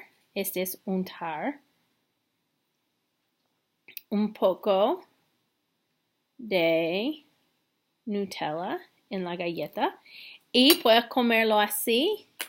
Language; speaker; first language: Spanish; non-native, fluent; English